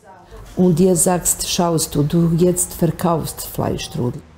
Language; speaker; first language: German; non-native, learner; Bosnian